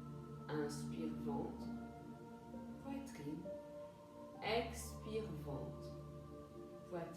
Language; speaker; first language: French; native; French